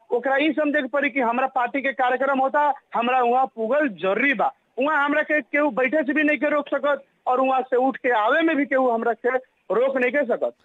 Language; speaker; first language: Bhojpuri; native; Bhojpuri